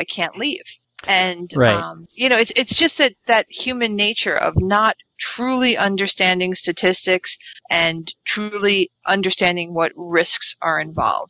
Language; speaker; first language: English; native; English